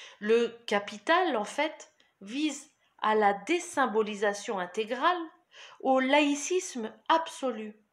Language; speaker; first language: French; native; French